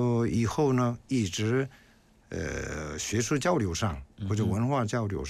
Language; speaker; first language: Chinese; non-native, fluent; Korean